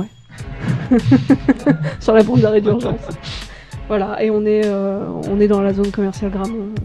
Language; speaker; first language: French; native; French